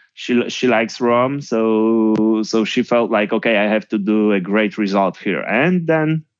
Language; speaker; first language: English; non-native, fluent; Polish